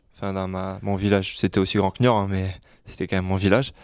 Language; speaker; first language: French; native; French